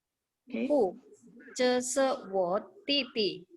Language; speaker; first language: Chinese; non-native, learner; Indonesian